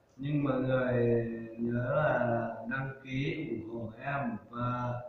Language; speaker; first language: Vietnamese; non-native, local second language; Hmong